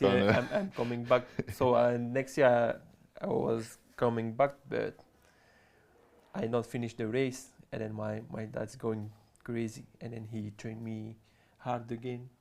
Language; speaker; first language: English; non-native, learner; French